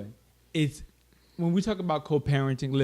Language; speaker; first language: English; native; English